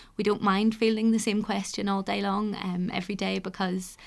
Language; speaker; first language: English; native; English